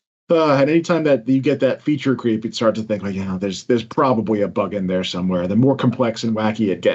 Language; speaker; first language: English; native; English